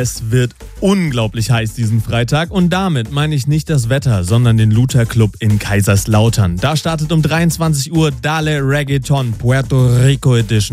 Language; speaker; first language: German; native; German